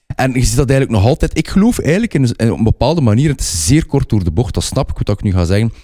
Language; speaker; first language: Dutch; native; Dutch